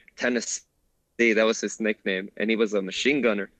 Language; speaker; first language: English; early bilingual, other home language; Spanish